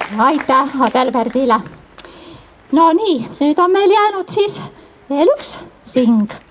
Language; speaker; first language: Estonian; native; Estonian